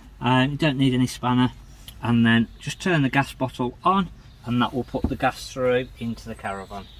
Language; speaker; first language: English; native; English